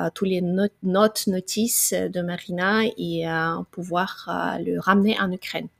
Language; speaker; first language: French; non-native, fluent; Ukrainian